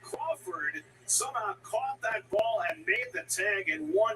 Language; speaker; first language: English; native; English